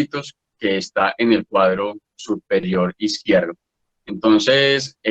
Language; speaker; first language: Spanish; native; Spanish